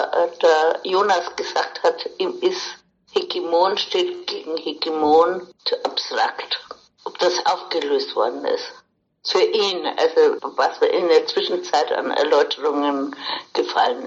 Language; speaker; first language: German; native; German